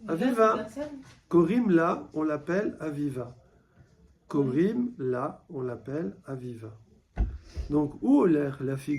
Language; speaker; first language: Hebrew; non-native, fluent; French